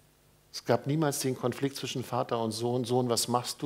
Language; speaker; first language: German; native; German